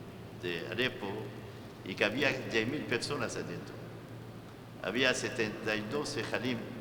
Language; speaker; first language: Spanish; non-native, fluent; Arabic